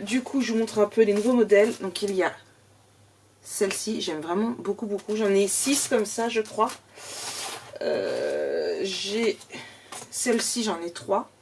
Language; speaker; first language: French; native; French